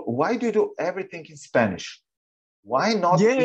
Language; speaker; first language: English; non-native, fluent; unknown